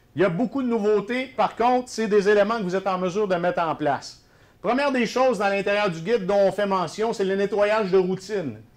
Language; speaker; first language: French; native; French